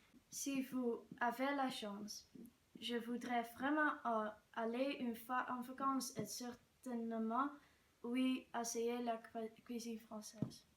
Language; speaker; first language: French; non-native, learner; Dutch